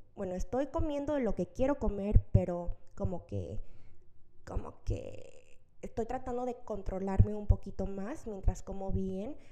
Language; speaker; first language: Spanish; early bilingual, other home language; Korean